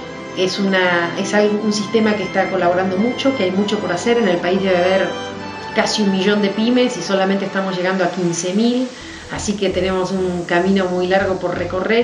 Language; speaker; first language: Spanish; native; Spanish